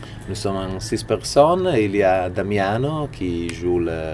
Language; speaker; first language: French; non-native, fluent; Italian